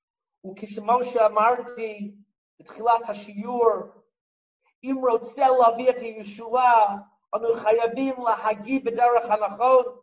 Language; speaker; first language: Hebrew; non-native, fluent; English